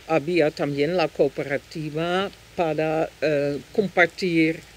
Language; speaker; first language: Spanish; non-native, fluent; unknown